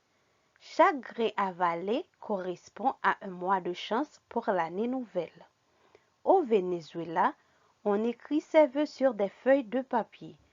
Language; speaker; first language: French; non-native, fluent; Spanish